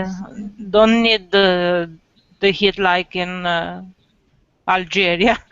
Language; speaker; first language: English; non-native, learner; Romanian